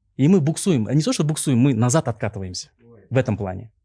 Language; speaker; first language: Russian; non-native, local second language; Kazakh